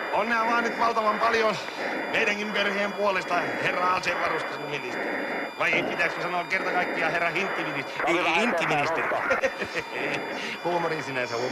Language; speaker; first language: Finnish; native; Finnish